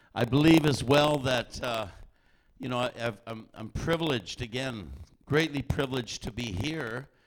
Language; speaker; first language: English; native; English